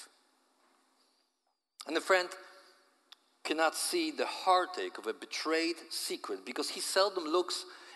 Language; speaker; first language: English; non-native, fluent; Polish